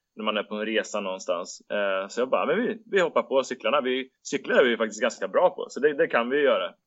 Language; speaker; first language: Swedish; native; Swedish